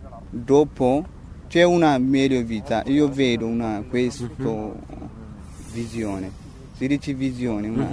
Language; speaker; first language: Italian; non-native, learner; Tigrinya